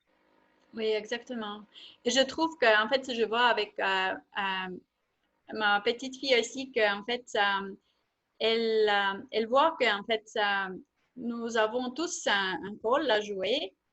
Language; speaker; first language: French; non-native, fluent; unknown